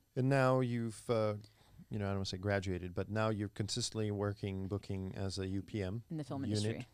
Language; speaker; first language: English; non-native, fluent; Czech